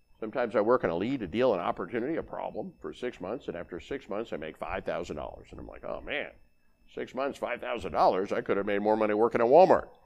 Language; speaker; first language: English; native; English